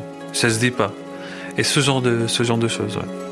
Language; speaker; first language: French; non-native, fluent; Arabic